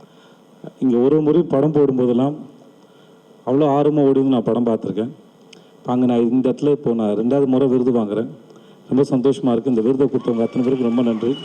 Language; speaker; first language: Tamil; native; Tamil